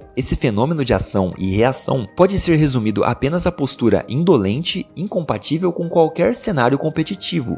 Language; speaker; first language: Portuguese; native; Portuguese